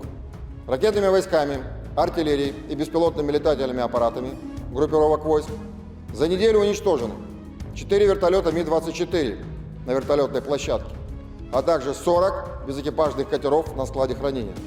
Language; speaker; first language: Russian; native; Russian